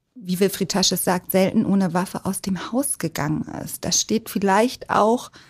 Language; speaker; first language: German; native; German